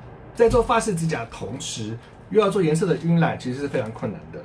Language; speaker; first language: Chinese; native; Chinese